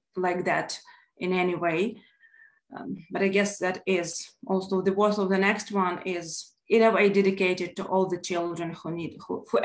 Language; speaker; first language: English; non-native, fluent; Ukrainian